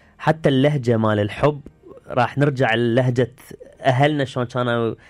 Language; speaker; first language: Arabic; early bilingual, heritage; Arabic